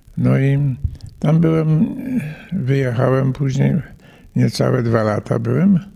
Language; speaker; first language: Polish; native; Polish